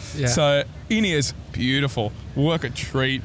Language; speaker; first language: English; native; English